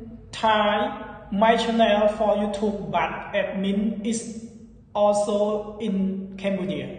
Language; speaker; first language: English; non-native, learner; Khmer